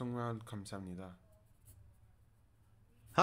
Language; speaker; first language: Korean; non-native, learner; English